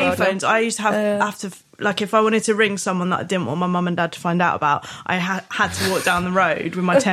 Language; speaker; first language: English; native; English